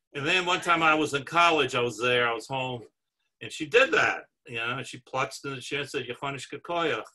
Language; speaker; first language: English; native; English